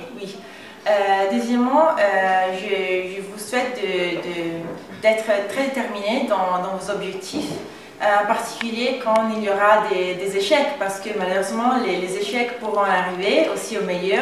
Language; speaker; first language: French; non-native, fluent; Italian